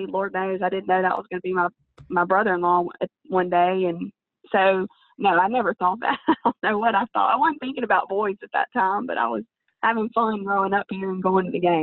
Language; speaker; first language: English; native; English